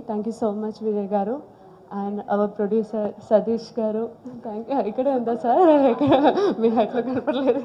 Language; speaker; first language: Telugu; non-native, learner; Malayalam